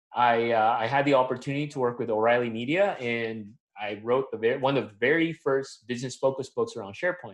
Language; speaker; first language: English; non-native, local second language; Filipino